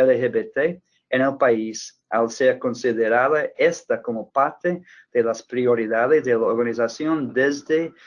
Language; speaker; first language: Spanish; non-native, fluent; English